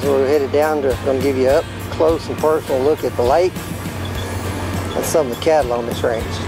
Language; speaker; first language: English; native; English